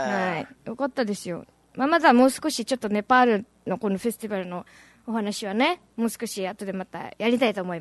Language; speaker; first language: Japanese; native; Japanese